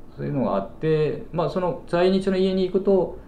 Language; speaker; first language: Japanese; non-native, fluent; Korean